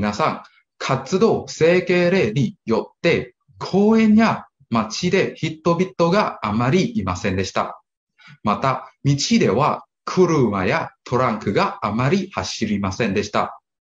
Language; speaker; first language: Japanese; non-native, learner; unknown